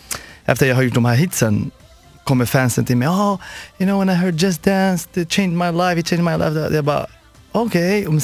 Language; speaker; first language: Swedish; non-native, fluent; Arabic